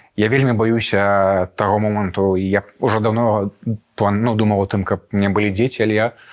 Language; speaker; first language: Belarusian; non-native, local second language; Russian